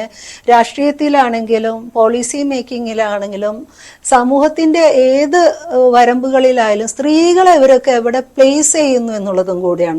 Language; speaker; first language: Malayalam; native; Malayalam